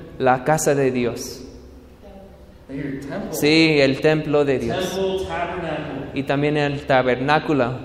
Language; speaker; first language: Spanish; non-native, learner; English